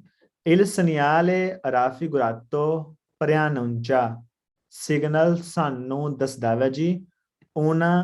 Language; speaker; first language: Italian; non-native, learner; Punjabi